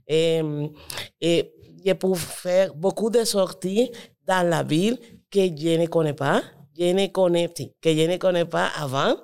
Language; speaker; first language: French; non-native, learner; Spanish